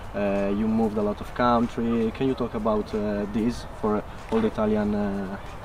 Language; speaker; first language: English; non-native, learner; Italian